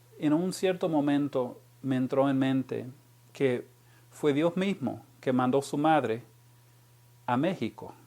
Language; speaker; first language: Spanish; non-native, fluent; English